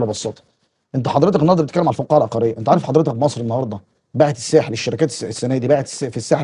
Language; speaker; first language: Arabic; native; Arabic